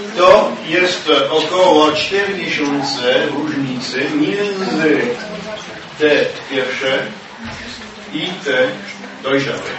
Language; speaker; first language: Polish; non-native, learner; French